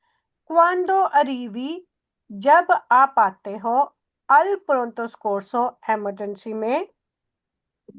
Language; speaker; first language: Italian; non-native, fluent; Urdu